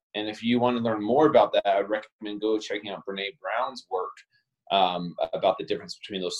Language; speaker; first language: English; native; English